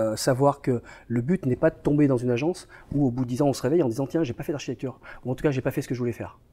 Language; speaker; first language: French; native; French